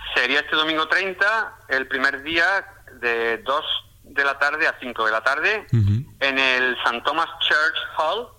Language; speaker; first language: Spanish; native; Spanish